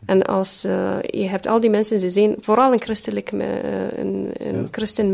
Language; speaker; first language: Dutch; early bilingual, other home language; Arabic